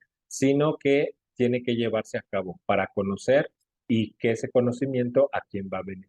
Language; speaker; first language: Spanish; native; Spanish